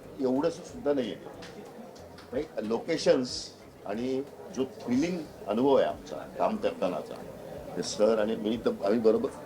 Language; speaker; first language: Marathi; native; Marathi